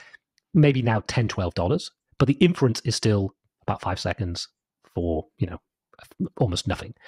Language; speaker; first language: English; native; English